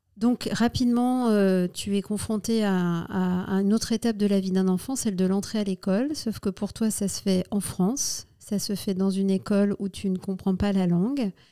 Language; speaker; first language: French; native; French